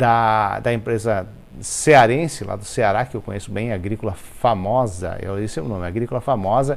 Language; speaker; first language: Portuguese; native; Portuguese